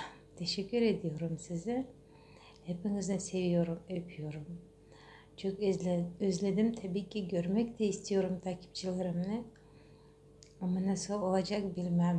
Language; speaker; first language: Turkish; non-native, fluent; Russian